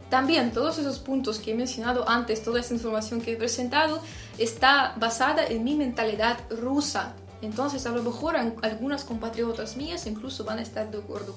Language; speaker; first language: Spanish; non-native, fluent; Russian